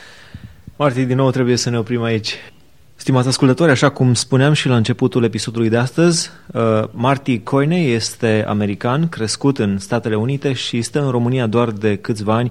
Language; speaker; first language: Romanian; native; Romanian